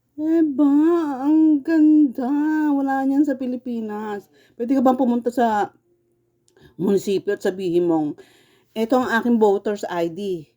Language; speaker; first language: Filipino; native; Filipino